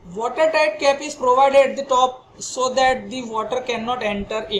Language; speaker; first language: English; non-native, local second language; Gujarati